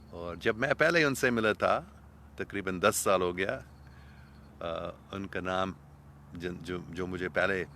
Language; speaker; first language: Urdu; non-native, fluent; English